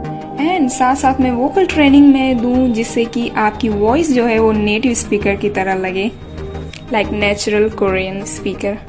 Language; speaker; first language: Hindi; native; Hindi